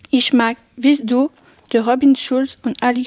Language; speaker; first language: German; non-native, learner; French